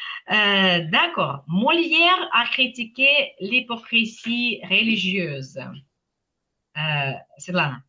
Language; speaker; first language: French; non-native, fluent; Ukrainian